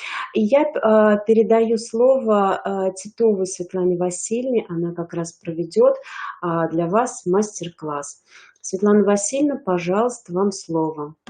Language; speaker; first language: Russian; native; Russian